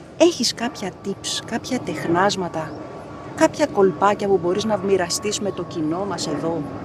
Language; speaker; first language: Greek; native; Greek